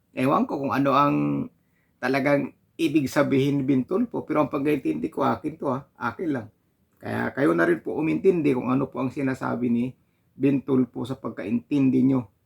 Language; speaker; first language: Filipino; non-native, local second language; Cebuano